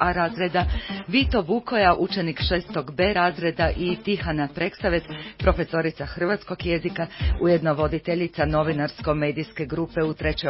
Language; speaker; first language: Croatian; native; Croatian